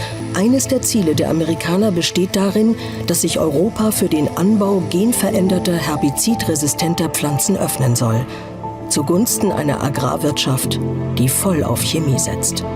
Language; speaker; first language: German; native; German